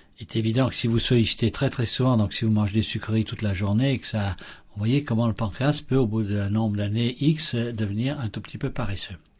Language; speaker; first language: French; native; French